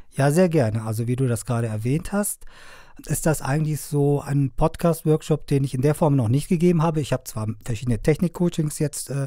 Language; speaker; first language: German; non-native, fluent; Persian